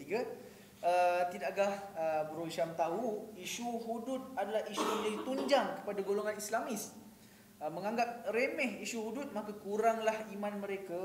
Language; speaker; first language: Malay; native; Malay